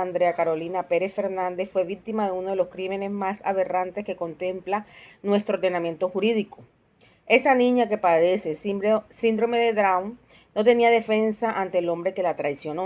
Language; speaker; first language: Spanish; native; Spanish